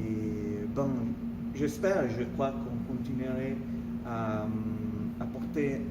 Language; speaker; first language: French; non-native, fluent; Italian